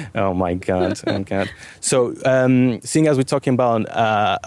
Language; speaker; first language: English; non-native, fluent; Bulgarian